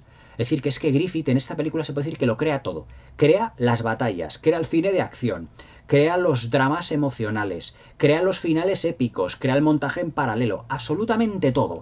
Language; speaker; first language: Spanish; native; Spanish